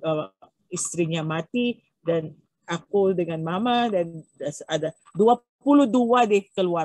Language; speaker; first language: Indonesian; non-native, learner; Filipino